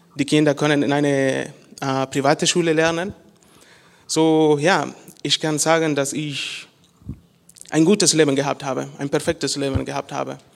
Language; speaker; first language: German; non-native, learner; Spanish